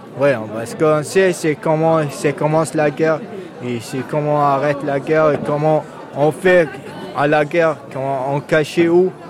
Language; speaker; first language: French; non-native, learner; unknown